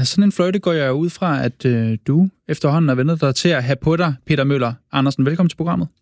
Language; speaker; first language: Danish; native; Danish